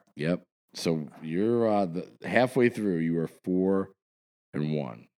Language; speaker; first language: English; native; English